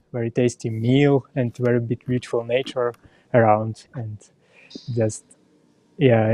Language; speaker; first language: English; non-native, learner; Russian